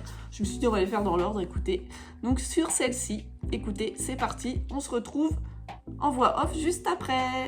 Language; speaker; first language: French; native; French